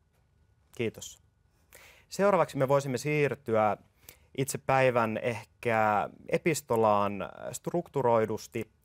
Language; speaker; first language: Finnish; native; Finnish